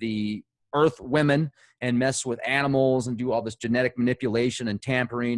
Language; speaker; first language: English; native; English